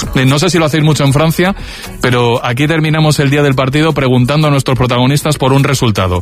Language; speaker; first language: Spanish; native; Spanish